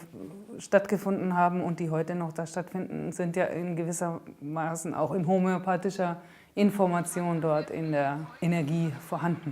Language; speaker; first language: German; native; German